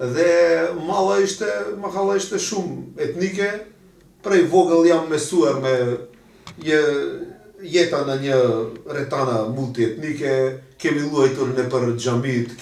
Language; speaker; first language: Albanian; non-native, local second language; Macedonian